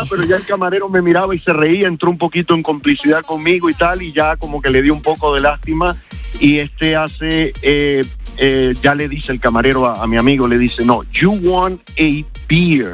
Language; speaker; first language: Spanish; early bilingual, heritage; Spanish